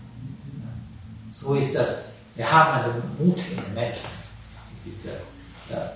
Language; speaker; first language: German; non-native, learner; Sinhala